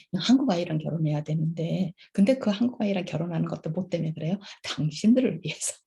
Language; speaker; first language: Korean; native; Korean